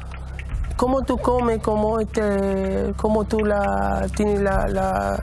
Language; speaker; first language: Spanish; non-native, learner; Arabic